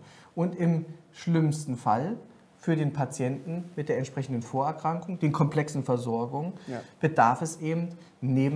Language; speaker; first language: German; native; German